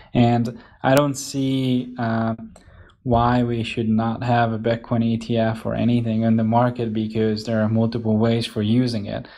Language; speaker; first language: English; non-native, fluent; Hungarian